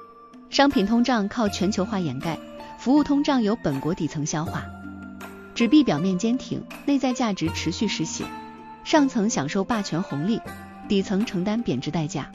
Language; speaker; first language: Chinese; native; Chinese